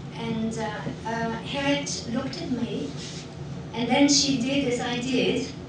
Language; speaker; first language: English; non-native, fluent; French